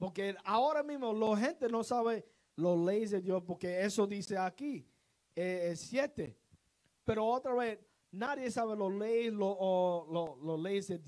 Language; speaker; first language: Spanish; non-native, learner; English